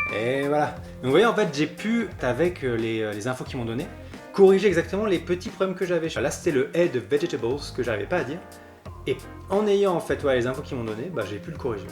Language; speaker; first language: French; native; French